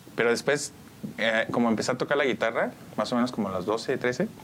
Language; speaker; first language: Spanish; early bilingual, heritage; Spanish